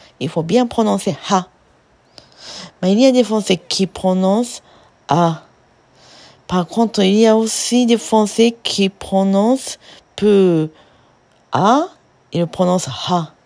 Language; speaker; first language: French; non-native, fluent; Japanese